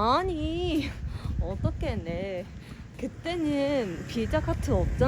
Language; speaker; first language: Korean; non-native, learner; Vietnamese